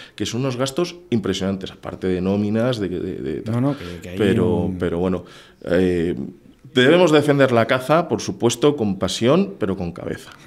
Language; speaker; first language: Spanish; native; Spanish